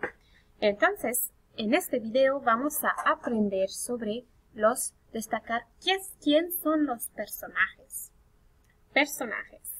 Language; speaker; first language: Spanish; non-native, fluent; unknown